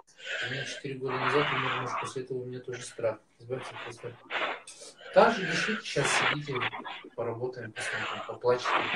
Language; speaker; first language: Russian; native; Russian